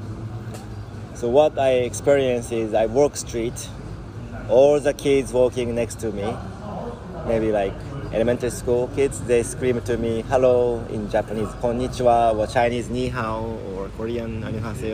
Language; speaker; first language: English; non-native, learner; Japanese